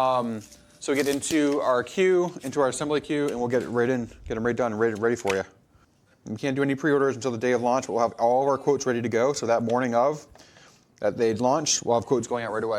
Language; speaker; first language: English; native; English